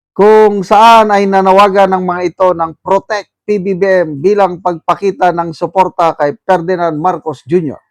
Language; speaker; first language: Filipino; non-native, local second language; Iloko